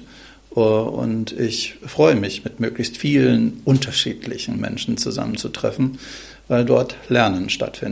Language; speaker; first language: German; native; German